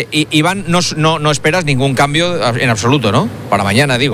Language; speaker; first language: Spanish; native; Spanish